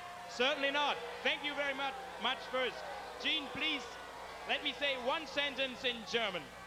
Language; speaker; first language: English; non-native, fluent; German